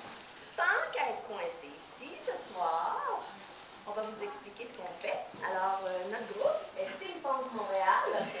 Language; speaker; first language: French; native; French